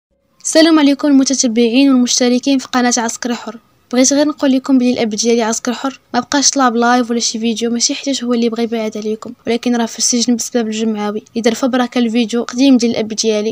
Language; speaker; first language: Arabic; native; Arabic